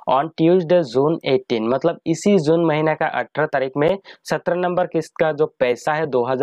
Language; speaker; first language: Hindi; native; Hindi